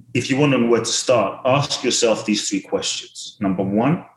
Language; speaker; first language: English; native; English